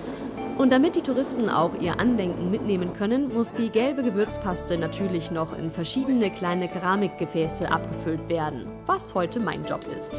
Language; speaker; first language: German; native; German